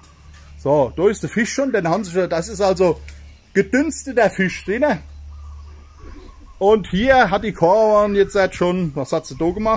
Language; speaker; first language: German; native; German